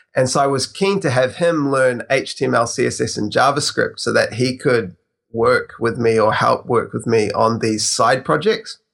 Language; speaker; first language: English; native; English